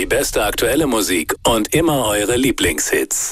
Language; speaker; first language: German; native; German